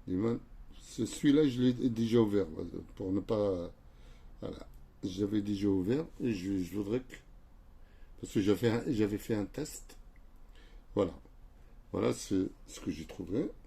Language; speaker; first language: French; non-native, local second language; Arabic